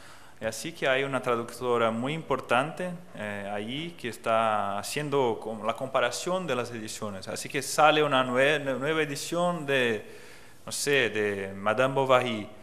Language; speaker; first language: Spanish; non-native, fluent; Portuguese